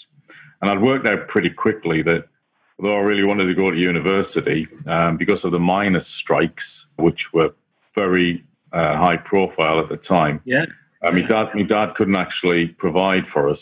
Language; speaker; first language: English; native; English